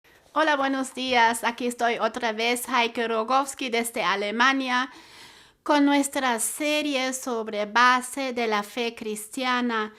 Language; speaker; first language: Spanish; non-native, fluent; German